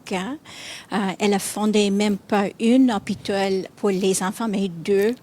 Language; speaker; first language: French; non-native, fluent; English